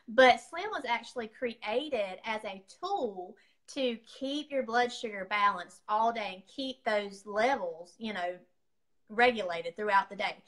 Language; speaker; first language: English; native; English